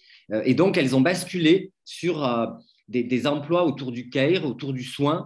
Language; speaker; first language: French; native; French